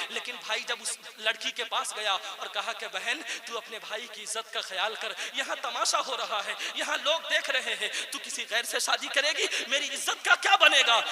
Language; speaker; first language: Urdu; native; Urdu